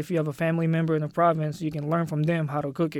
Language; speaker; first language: English; non-native, local second language; Filipino